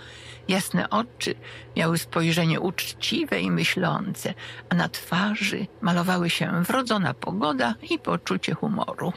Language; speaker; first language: Polish; native; Polish